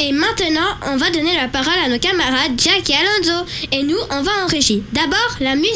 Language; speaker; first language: French; native; French